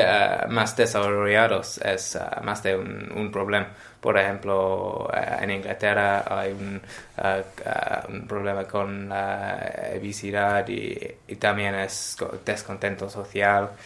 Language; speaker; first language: Spanish; non-native, learner; English